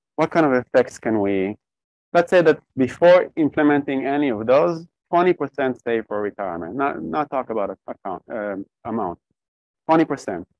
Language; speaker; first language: English; non-native, fluent; Hebrew